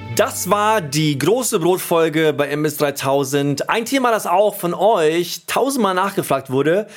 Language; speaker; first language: German; native; German